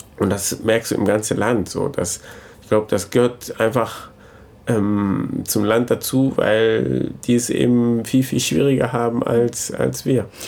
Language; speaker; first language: German; early bilingual, other home language; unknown